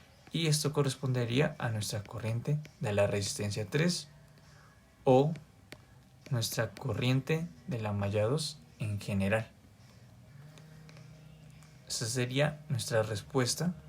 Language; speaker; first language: Spanish; native; Spanish